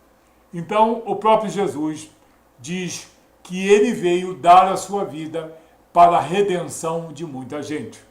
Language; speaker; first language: Portuguese; native; Portuguese